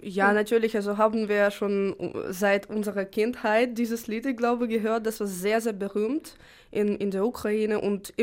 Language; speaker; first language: German; non-native, fluent; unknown